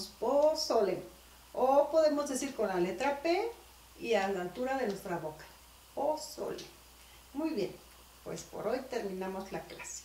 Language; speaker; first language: Spanish; native; Spanish